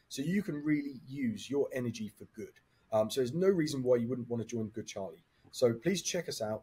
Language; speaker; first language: English; native; English